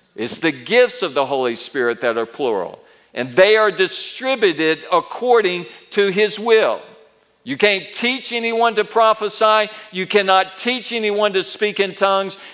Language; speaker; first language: English; native; English